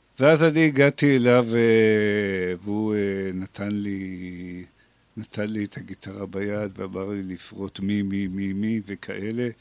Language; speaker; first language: Hebrew; native; Hebrew